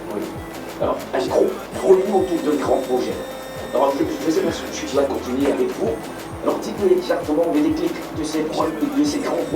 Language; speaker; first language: French; native; French